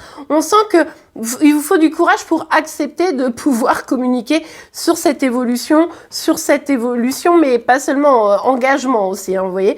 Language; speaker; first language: French; native; French